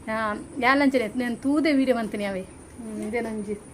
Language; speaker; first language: Kannada; non-native, local second language; Tulu